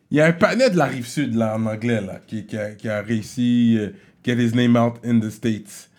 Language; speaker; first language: French; native; French